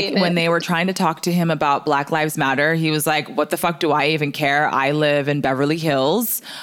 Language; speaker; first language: English; native; English